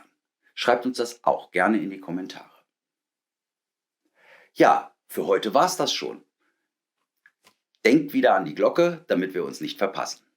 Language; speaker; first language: German; native; German